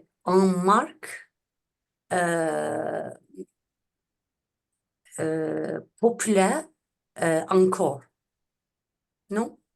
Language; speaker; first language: French; non-native, learner; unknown